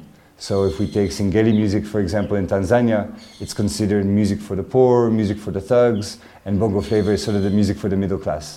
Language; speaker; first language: English; non-native, fluent; French